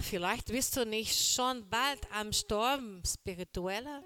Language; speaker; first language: German; non-native, learner; Portuguese